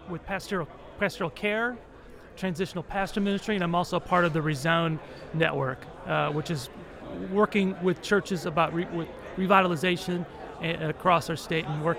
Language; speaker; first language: English; native; English